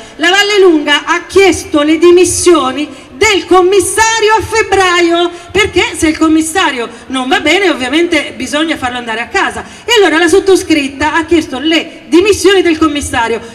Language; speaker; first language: Italian; native; Italian